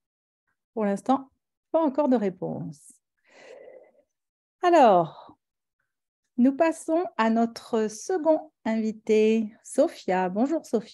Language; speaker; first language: French; native; French